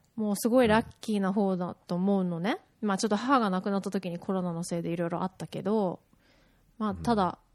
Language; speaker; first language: Japanese; early bilingual, heritage; Japanese